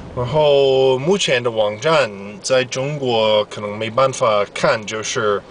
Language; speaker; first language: Chinese; non-native, fluent; English